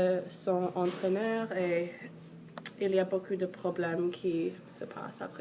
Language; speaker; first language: French; non-native, learner; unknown